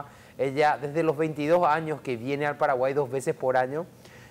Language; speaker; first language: Spanish; native; Spanish